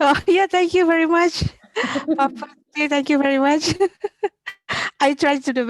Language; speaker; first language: English; non-native, learner; Indonesian